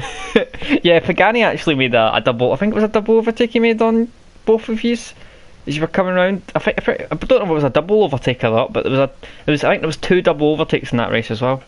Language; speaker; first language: English; native; English